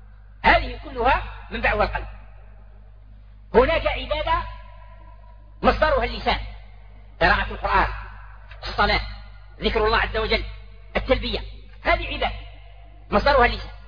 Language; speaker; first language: Arabic; native; Arabic